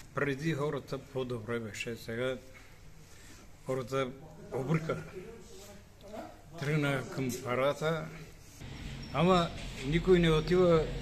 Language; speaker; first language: Bulgarian; non-native, local second language; Turkish